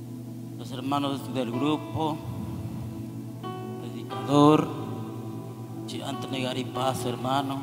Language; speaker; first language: Spanish; non-native, local second language; Kʼicheʼ